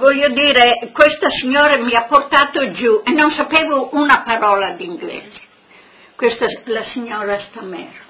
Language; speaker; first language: Italian; non-native, local second language; Friulian